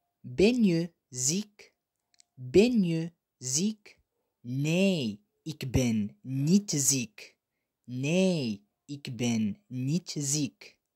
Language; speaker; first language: Dutch; non-native, fluent; Arabic